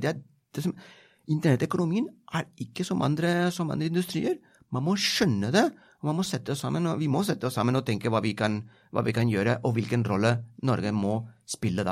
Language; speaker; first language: Norwegian; non-native, fluent; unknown